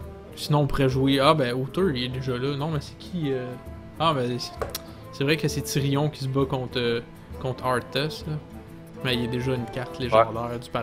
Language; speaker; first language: French; native; French